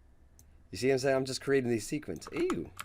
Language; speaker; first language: English; native; English